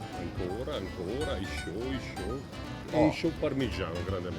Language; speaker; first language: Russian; non-native, learner; Italian